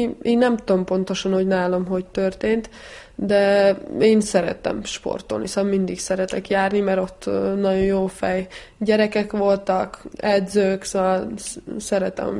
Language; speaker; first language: Hungarian; early bilingual, heritage; Hungarian